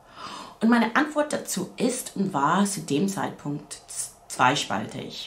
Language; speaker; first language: German; non-native, fluent; English